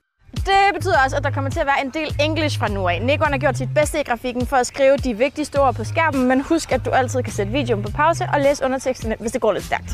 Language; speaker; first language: Danish; native; Danish